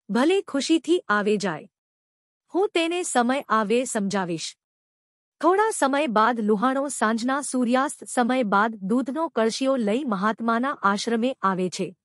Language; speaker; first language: Gujarati; native; Gujarati